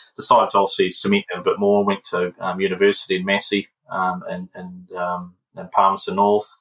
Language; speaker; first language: English; native; English